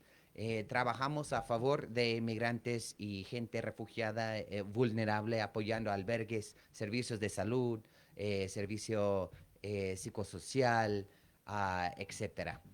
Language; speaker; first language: Spanish; non-native, fluent; English